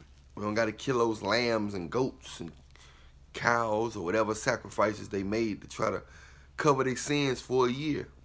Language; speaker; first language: English; native; English